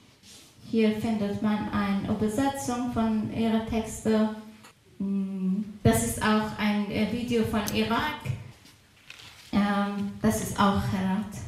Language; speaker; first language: German; non-native, fluent; Persian